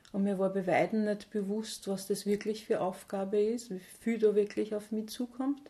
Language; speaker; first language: German; native; German